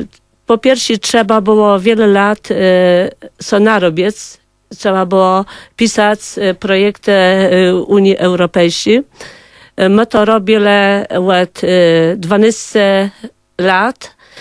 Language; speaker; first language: Polish; non-native, local second language; Kashubian